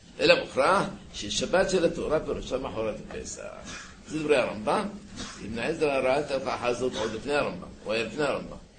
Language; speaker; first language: Hebrew; early bilingual, other home language; Arabic